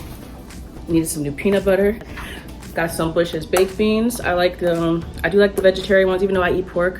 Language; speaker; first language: English; native; English